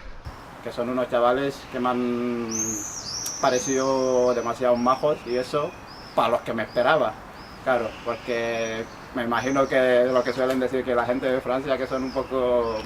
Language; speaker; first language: Spanish; early bilingual, other home language; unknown